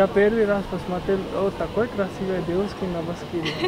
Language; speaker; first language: Russian; non-native, learner; Hindi